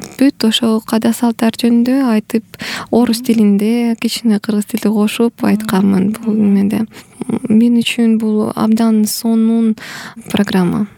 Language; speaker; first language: Kyrgyz; non-native, local second language; Russian